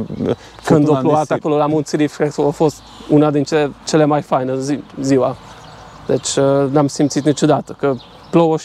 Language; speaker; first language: Romanian; non-native, local second language; Hungarian